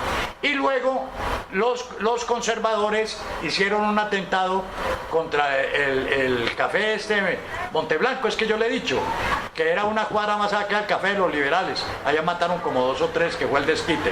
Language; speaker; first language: Spanish; native; Spanish